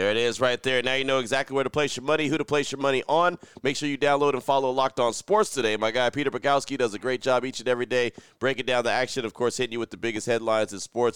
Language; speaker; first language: English; native; English